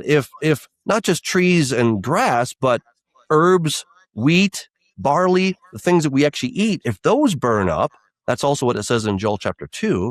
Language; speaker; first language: English; native; English